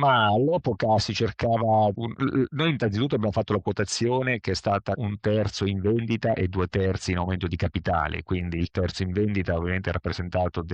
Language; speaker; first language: Italian; native; Italian